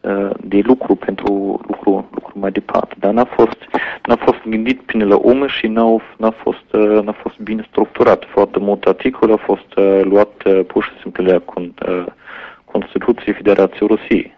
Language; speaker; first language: Romanian; non-native, fluent; German